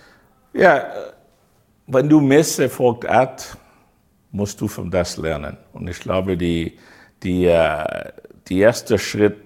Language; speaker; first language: German; non-native, learner; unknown